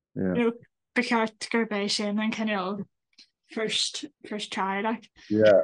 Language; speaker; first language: Irish; non-native, local second language; English